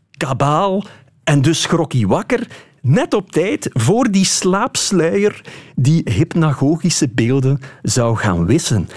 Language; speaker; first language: Dutch; native; Dutch